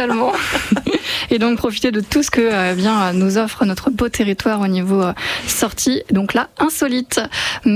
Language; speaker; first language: French; native; French